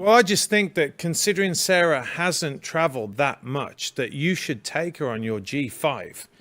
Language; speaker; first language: English; native; English